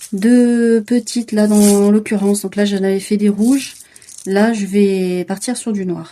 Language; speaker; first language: French; native; French